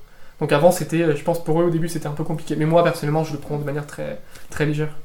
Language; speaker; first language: French; native; French